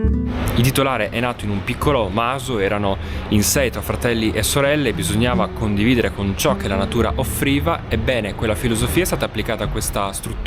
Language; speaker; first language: Italian; native; Italian